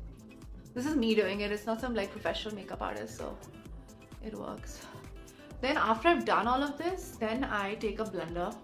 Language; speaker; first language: English; non-native, local second language; Hindi